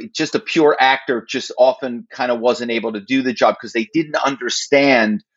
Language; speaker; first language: English; native; English